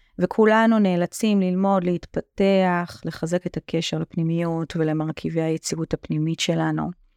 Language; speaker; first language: Hebrew; native; Hebrew